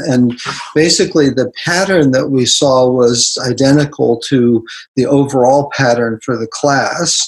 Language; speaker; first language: English; native; English